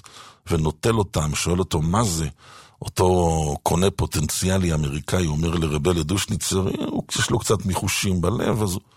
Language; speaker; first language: Hebrew; native; Hebrew